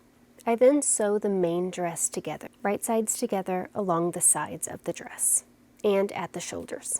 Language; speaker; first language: English; native; English